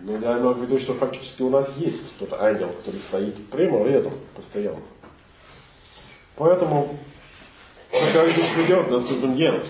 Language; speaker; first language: Russian; non-native, fluent; English